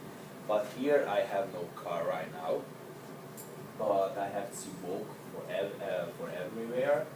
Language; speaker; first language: English; non-native, learner; Hungarian